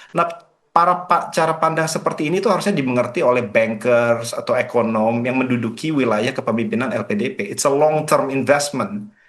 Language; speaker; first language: Indonesian; native; Indonesian